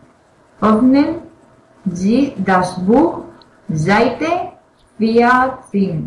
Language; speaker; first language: German; non-native, learner; Spanish